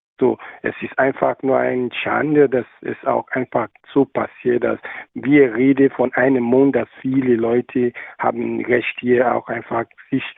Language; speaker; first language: German; non-native, learner; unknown